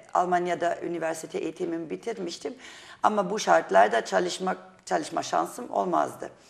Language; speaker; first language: Turkish; non-native, fluent; German